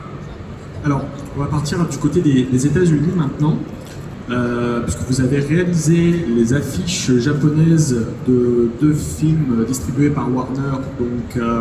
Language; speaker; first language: French; native; French